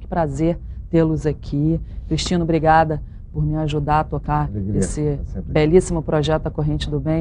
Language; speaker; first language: Portuguese; native; Portuguese